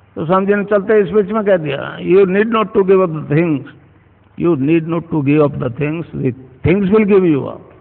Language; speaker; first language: Hindi; native; Hindi